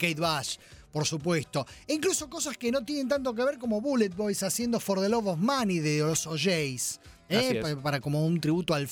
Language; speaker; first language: Spanish; native; Spanish